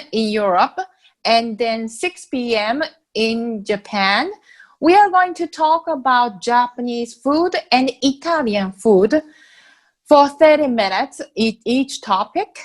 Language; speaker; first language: English; non-native, fluent; Japanese